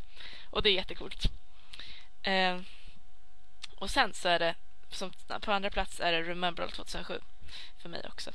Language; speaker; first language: Swedish; native; Swedish